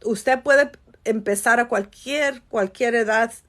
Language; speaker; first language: Spanish; early bilingual, heritage; Spanish